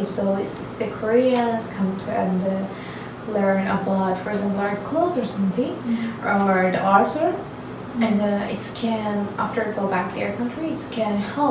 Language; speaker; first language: English; non-native, learner; Turkish